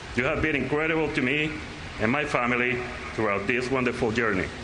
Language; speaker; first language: English; non-native, fluent; Spanish